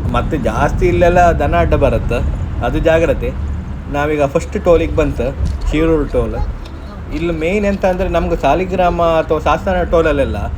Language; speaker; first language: Kannada; non-native, local second language; Konkani